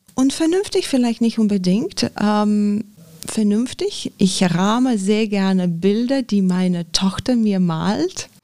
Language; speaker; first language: German; non-native, fluent; Lithuanian